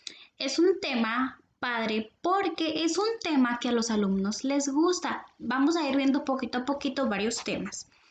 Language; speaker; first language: Spanish; native; Spanish